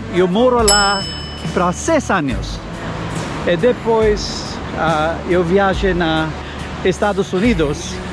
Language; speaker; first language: Portuguese; non-native, learner; Punjabi